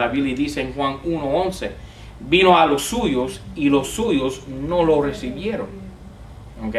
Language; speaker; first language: Spanish; non-native, fluent; English